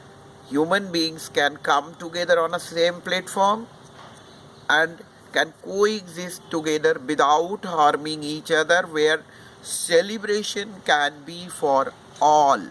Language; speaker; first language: English; non-native, local second language; Hindi